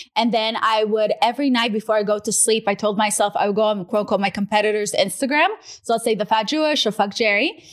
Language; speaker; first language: English; non-native, fluent; Russian